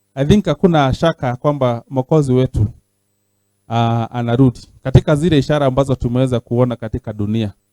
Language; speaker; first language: Swahili; non-native, local second language; Kikuyu